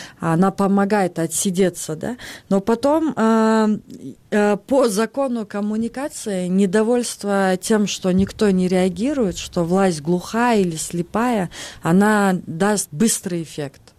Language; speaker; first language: Russian; non-native, local second language; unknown